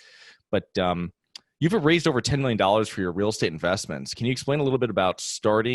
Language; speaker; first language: English; native; English